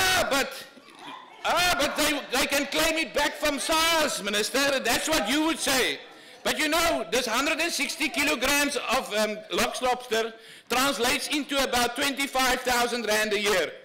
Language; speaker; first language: English; non-native, local second language; Afrikaans